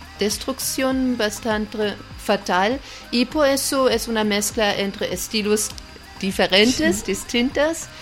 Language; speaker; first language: Spanish; non-native, learner; German